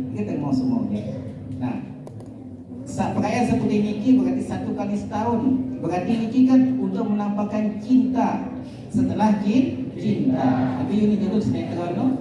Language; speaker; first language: Malay; non-native, local second language; Sasak